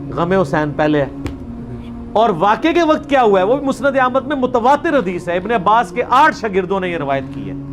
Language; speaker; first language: Urdu; non-native, local second language; Punjabi